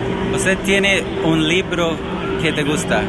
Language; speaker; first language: Spanish; non-native, learner; English